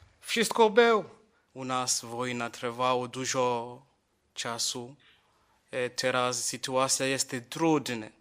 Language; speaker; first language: Polish; non-native, learner; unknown